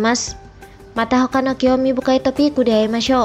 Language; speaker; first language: Japanese; non-native, fluent; Indonesian